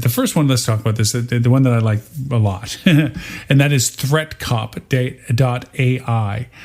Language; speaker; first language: English; native; English